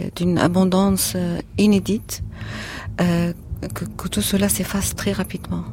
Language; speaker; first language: French; non-native, fluent; Arabic